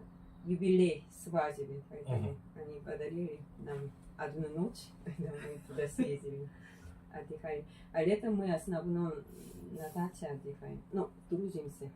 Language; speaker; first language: Russian; non-native, fluent; Korean